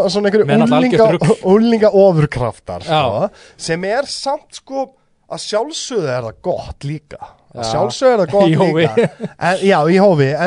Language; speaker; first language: Icelandic; native; Icelandic